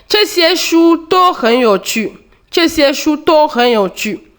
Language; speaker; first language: Chinese; non-native, fluent; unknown